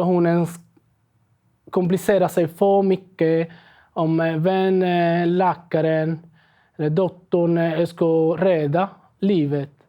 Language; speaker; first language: Swedish; non-native, learner; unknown